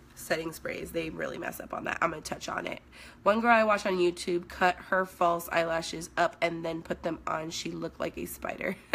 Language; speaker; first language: English; non-native, fluent; Swedish